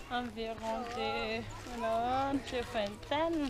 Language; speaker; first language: French; non-native, local second language; Malagasy